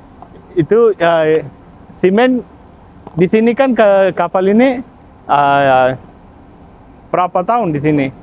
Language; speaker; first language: Indonesian; non-native, learner; Telugu